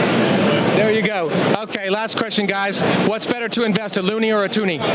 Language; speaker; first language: English; native; English